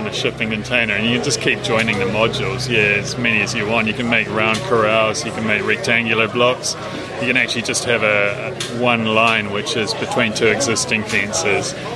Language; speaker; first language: English; native; English